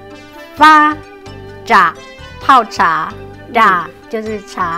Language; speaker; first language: Chinese; non-native, local second language; Vietnamese